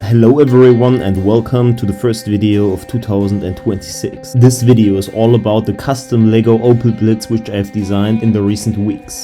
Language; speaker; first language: English; non-native, fluent; German